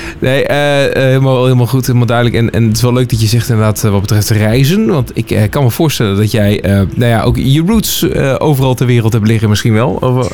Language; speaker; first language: Dutch; native; Dutch